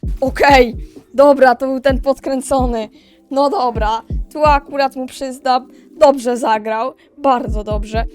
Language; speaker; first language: Polish; native; Polish